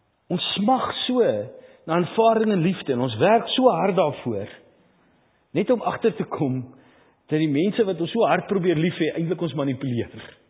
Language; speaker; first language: Afrikaans; native; Afrikaans